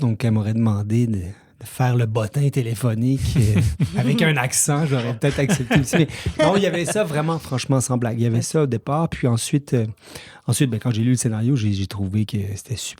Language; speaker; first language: French; native; French